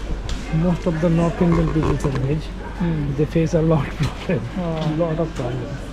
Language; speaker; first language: English; non-native, local second language; Bangla